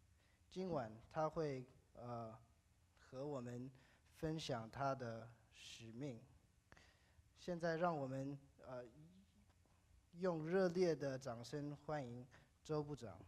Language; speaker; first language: Chinese; early bilingual, heritage; English